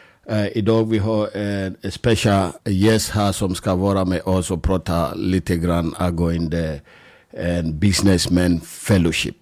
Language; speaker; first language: Swedish; non-native, fluent; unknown